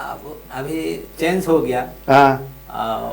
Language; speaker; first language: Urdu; early bilingual, heritage; Bangla